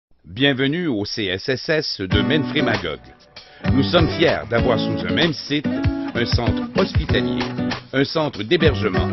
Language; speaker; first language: French; native; French